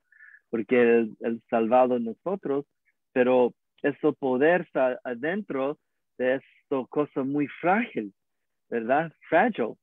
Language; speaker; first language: Spanish; non-native, learner; English